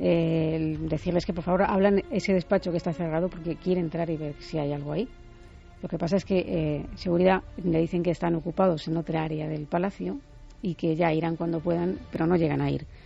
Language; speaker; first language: Spanish; native; Spanish